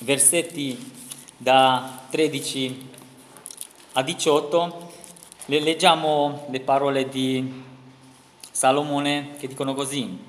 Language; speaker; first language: Italian; non-native, fluent; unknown